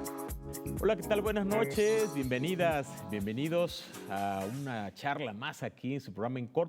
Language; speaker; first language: Spanish; native; Spanish